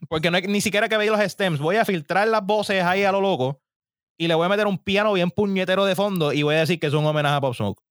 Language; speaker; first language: Spanish; early bilingual, heritage; Spanish